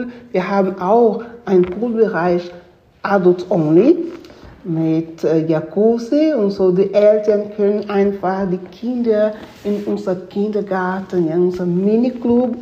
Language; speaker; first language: German; non-native, fluent; Spanish